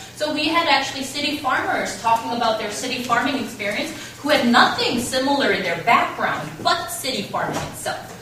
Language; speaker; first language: English; non-native, fluent; Korean